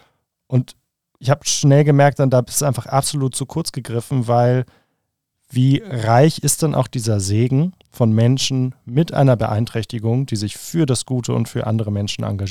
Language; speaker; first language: German; native; German